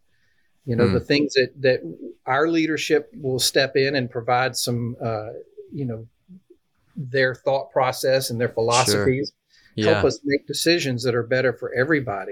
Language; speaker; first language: English; native; English